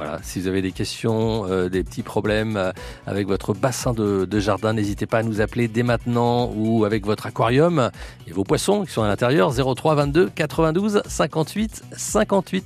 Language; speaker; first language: French; native; French